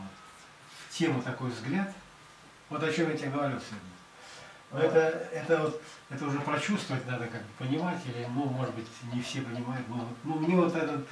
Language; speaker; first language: Russian; native; Russian